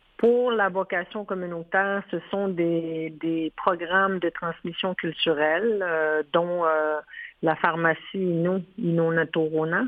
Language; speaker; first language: French; non-native, local second language; Innu-aimun